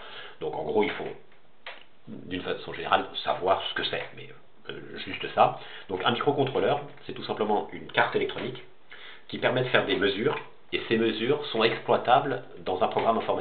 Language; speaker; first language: French; native; French